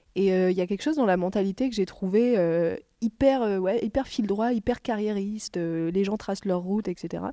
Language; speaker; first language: French; native; French